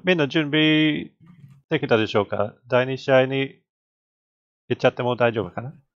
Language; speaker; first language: English; native; English